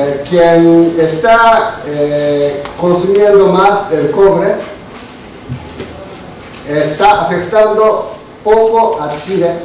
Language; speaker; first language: Spanish; non-native, fluent; Japanese